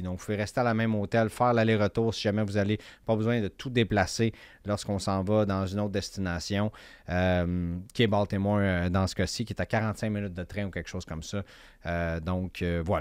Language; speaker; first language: French; native; French